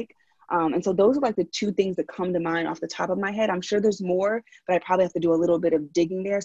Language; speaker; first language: English; native; English